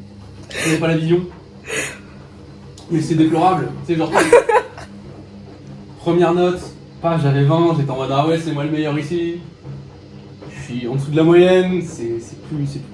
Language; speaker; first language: French; native; French